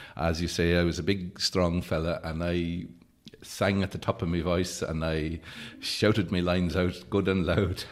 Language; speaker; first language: English; native; English